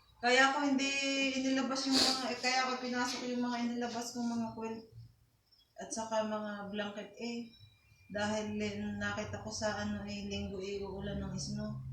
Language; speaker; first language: Filipino; non-native, local second language; Cebuano